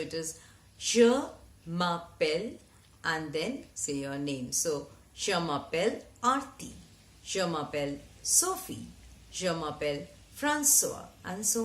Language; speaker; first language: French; non-native, fluent; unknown